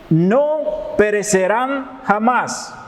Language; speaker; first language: Spanish; non-native, fluent; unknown